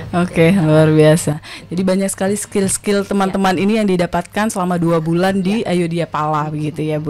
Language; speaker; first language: Indonesian; native; Indonesian